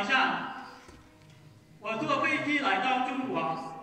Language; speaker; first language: Chinese; non-native, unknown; Arabic